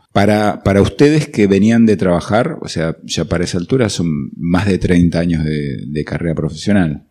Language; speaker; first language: Spanish; native; Spanish